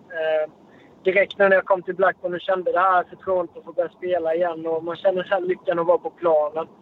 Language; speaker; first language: Swedish; native; Swedish